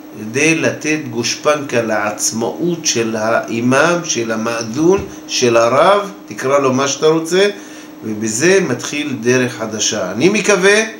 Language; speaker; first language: Hebrew; non-native, local second language; Arabic